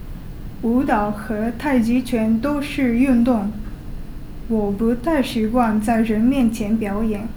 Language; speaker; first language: Chinese; non-native, learner; Japanese